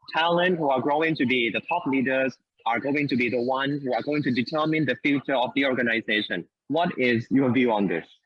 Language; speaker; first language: English; non-native, fluent; Thai